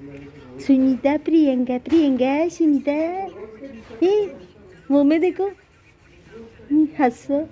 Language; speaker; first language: Hindi; non-native, local second language; Malayalam